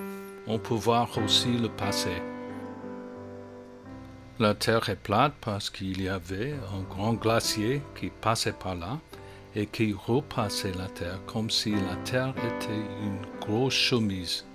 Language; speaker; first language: French; non-native, fluent; English